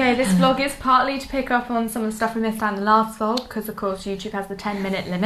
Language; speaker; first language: English; native; English